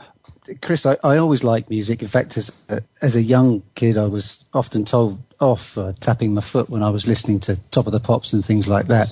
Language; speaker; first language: English; native; English